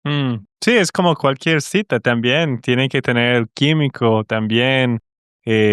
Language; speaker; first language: Spanish; non-native, fluent; English